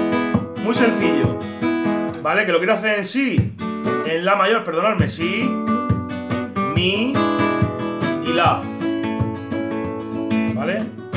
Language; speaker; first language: Spanish; native; Spanish